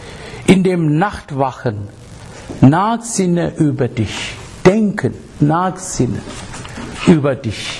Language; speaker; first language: German; non-native, learner; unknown